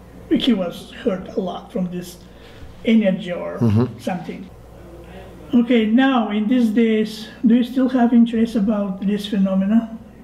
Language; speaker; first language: English; non-native, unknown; Bulgarian